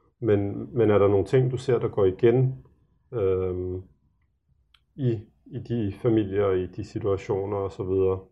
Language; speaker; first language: Danish; early bilingual, other home language; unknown